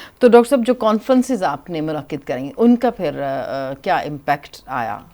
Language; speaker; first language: Urdu; native; Urdu